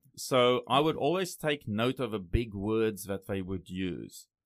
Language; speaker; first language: English; non-native, local second language; Afrikaans